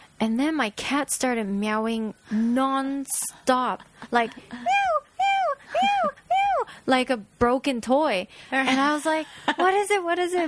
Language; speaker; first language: English; non-native, fluent; Japanese